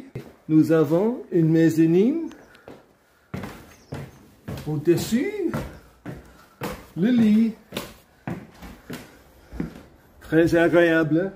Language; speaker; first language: French; non-native, learner; English